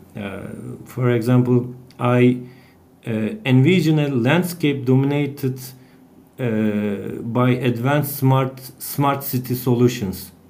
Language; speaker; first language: English; non-native, fluent; Turkish